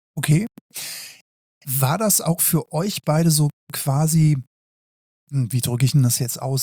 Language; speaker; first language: German; native; German